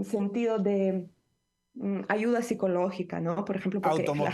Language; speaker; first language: Spanish; non-native, fluent; Ukrainian